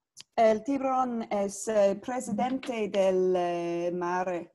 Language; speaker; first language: Spanish; non-native, learner; English